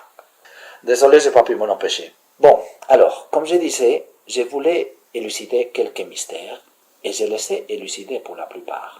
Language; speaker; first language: French; native; French